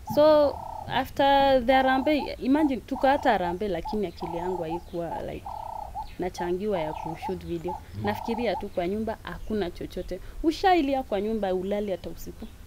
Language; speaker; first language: Swahili; non-native, local second language; Kalenjin